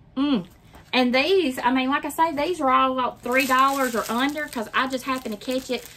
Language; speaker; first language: English; native; English